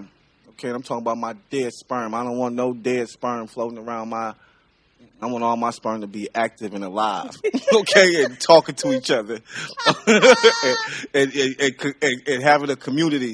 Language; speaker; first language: English; native; English